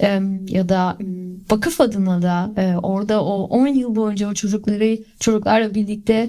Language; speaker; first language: Turkish; early bilingual, heritage; Turkish